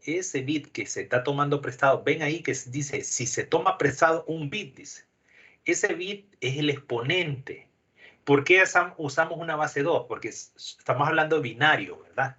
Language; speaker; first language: Spanish; native; Spanish